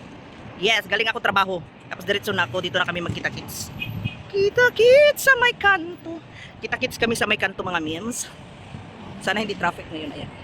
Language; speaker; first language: Filipino; non-native, local second language; Cebuano